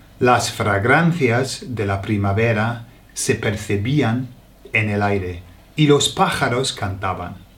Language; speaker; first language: Spanish; non-native, fluent; English